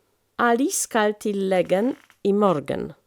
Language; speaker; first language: Norwegian; non-native, fluent; French